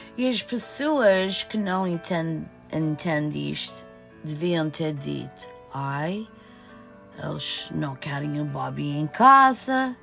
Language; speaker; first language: Portuguese; early bilingual, heritage; Portuguese